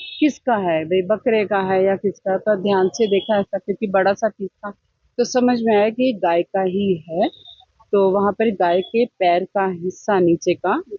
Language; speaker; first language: Hindi; non-native, local second language; Gujarati